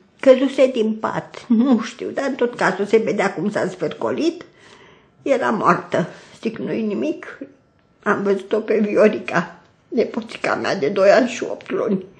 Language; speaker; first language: Romanian; native; Romanian